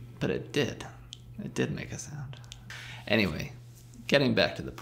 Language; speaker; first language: English; native; English